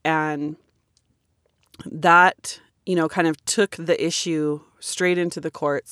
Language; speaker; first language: English; native; English